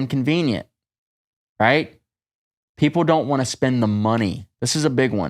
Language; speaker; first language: English; native; English